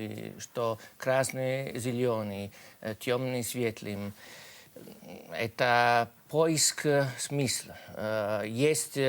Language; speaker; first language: Russian; non-native, fluent; Italian